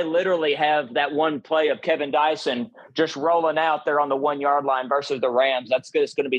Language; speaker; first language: English; native; English